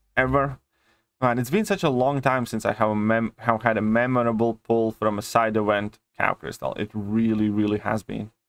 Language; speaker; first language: English; non-native, fluent; Latvian